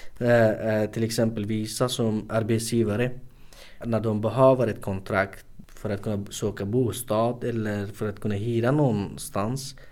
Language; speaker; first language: Swedish; non-native, fluent; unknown